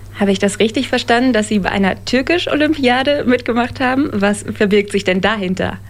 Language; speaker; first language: German; native; German